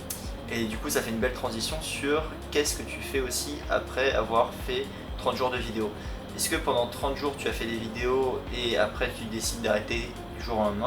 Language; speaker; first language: French; native; French